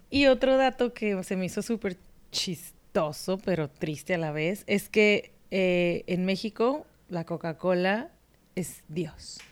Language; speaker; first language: Spanish; native; Spanish